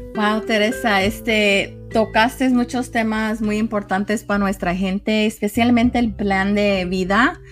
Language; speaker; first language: Spanish; early bilingual, heritage; Spanish